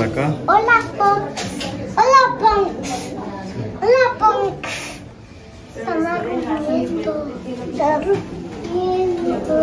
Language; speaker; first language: Spanish; early bilingual, other home language; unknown